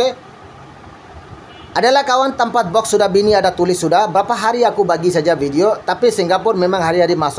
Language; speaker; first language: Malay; non-native, learner; Bangla